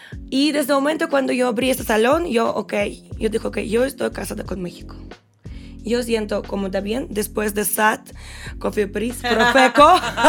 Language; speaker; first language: Spanish; non-native, fluent; Russian